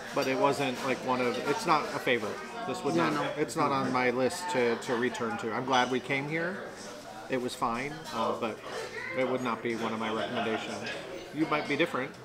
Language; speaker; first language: English; native; English